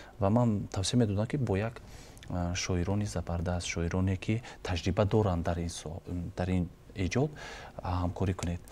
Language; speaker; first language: Tajik; native; Tajik